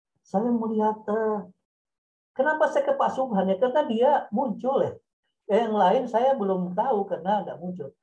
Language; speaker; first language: Indonesian; non-native, local second language; Minangkabau